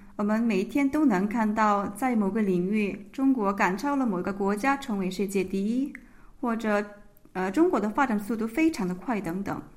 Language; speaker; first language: Chinese; non-native, fluent; Korean